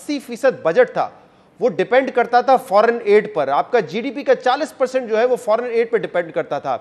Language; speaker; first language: Urdu; native; Urdu